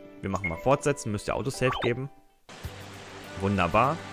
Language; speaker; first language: German; native; German